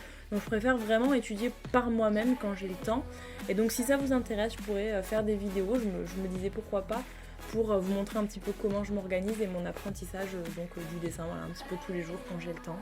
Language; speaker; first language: French; native; French